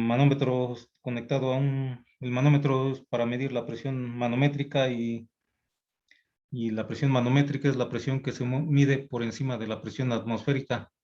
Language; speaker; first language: Spanish; native; Spanish